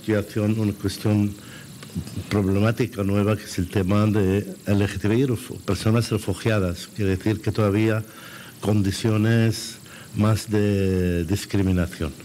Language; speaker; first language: Spanish; non-native, fluent; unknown